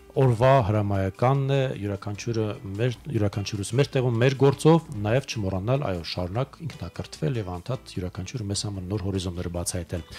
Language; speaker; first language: Armenian; native; Armenian